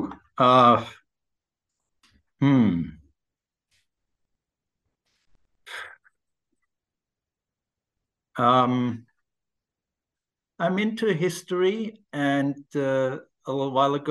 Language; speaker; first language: English; non-native, fluent; German